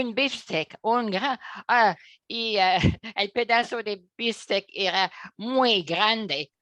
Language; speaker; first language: Spanish; non-native, learner; French